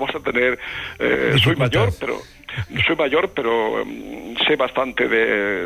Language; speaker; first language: Spanish; native; Spanish